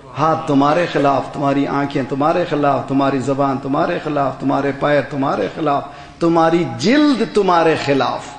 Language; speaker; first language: Urdu; native; Urdu